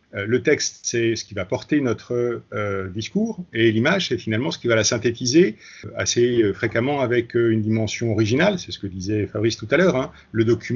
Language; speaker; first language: French; native; French